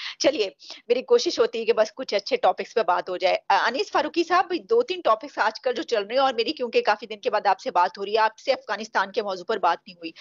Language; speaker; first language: Urdu; native; Urdu